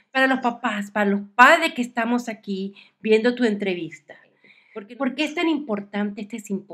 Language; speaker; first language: Spanish; native; Spanish